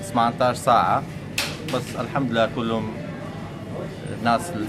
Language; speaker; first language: Arabic; non-native, local second language; Kurdish